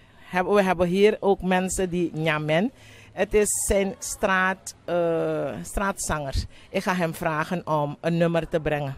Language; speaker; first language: Dutch; non-native, local second language; Javanese